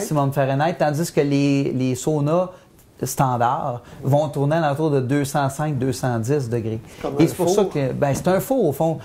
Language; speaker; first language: French; native; French